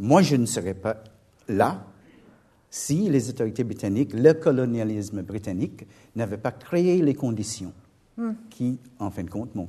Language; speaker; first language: French; non-native, fluent; English